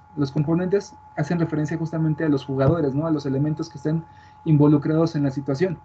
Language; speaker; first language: Spanish; native; Spanish